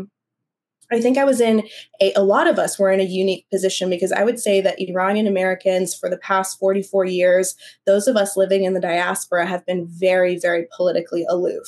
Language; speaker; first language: English; native; English